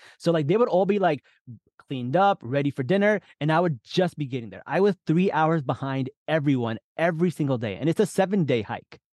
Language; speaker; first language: English; early bilingual, other home language; Urdu